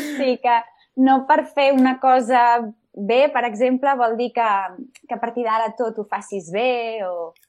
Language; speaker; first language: Catalan; native; Catalan